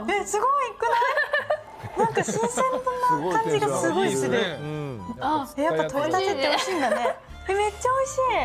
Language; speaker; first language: Japanese; native; Japanese